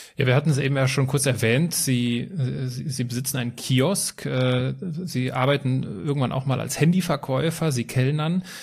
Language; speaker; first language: German; native; German